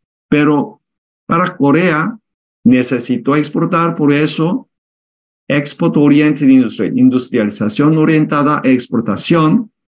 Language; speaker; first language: Spanish; non-native, fluent; Korean